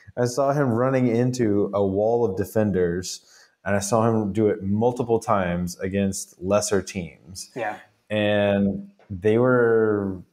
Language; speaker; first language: English; native; English